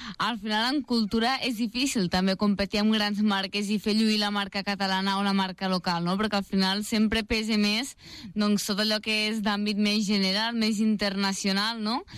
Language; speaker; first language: Catalan; native; Catalan